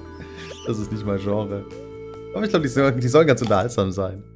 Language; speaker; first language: German; native; German